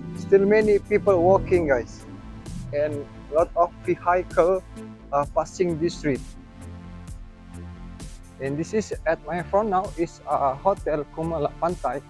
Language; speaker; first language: English; non-native, learner; Indonesian